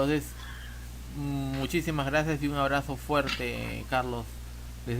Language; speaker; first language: Spanish; native; Spanish